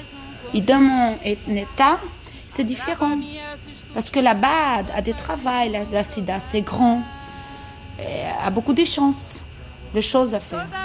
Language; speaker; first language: French; non-native, learner; Portuguese